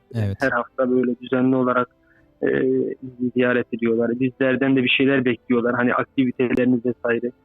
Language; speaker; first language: Turkish; native; Turkish